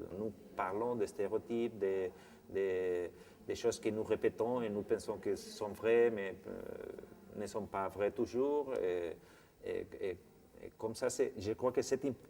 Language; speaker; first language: French; non-native, fluent; Spanish